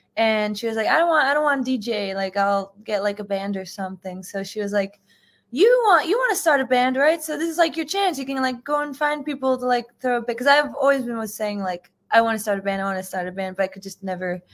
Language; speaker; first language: English; native; English